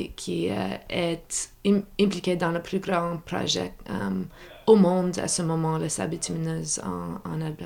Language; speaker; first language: French; non-native, local second language; English